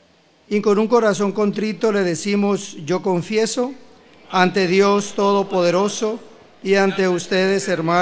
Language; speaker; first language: Spanish; native; Spanish